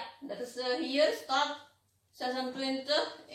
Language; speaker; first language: Dutch; non-native, learner; Indonesian